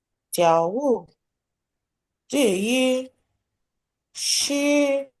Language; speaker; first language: Chinese; non-native, learner; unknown